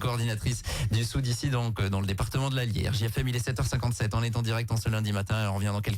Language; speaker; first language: French; native; French